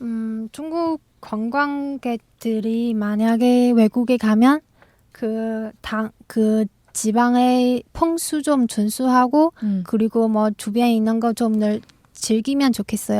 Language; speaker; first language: Korean; non-native, fluent; Chinese